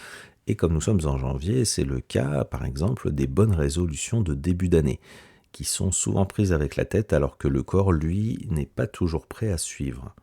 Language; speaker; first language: French; native; French